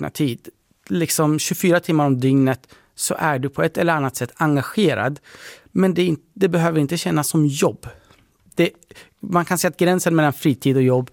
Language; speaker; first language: Swedish; early bilingual, other home language; Persian